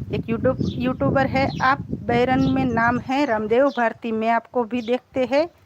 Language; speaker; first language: Hindi; non-native, local second language; Gujarati